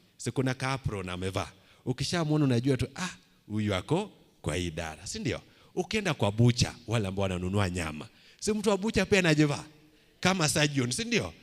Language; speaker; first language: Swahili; non-native, local second language; Luo (Kenya and Tanzania)